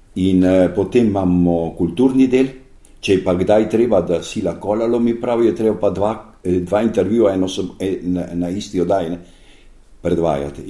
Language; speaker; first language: Slovenian; early bilingual, heritage; Slovenian